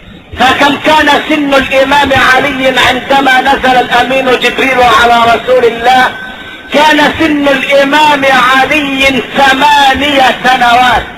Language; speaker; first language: Arabic; native; Arabic